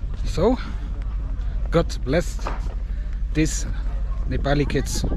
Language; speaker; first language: English; non-native, fluent; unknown